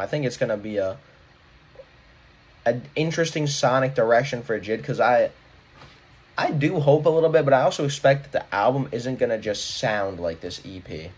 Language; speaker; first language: English; native; English